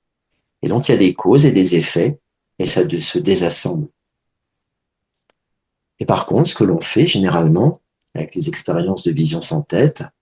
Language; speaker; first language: French; native; French